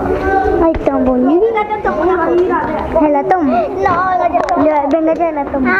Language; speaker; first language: Spanish; native; Spanish